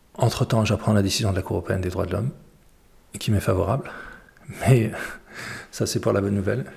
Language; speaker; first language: French; early bilingual, other home language; Arabic